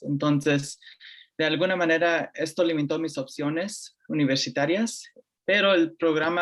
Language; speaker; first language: Spanish; early bilingual, heritage; Spanish